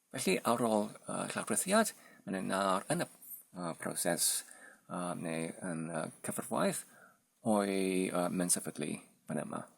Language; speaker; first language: Welsh; non-native, learner; Polish